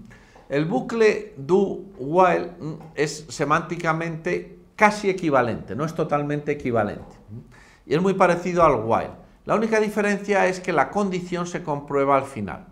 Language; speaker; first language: Spanish; native; Spanish